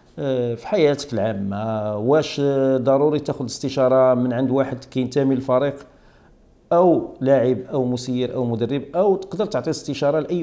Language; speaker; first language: Arabic; native; Arabic